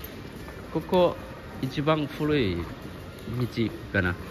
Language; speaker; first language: Japanese; non-native, learner; Lao